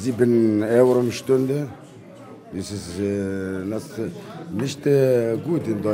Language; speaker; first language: German; non-native, learner; Arabic